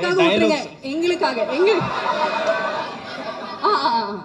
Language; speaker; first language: Tamil; native; Tamil